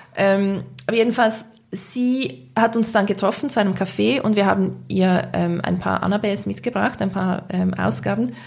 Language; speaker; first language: German; native; German